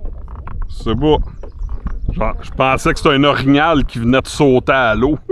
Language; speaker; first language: French; native; French